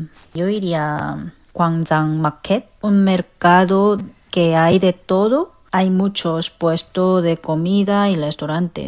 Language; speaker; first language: Spanish; non-native, fluent; Korean